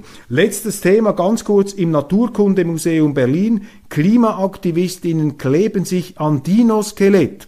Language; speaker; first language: German; native; German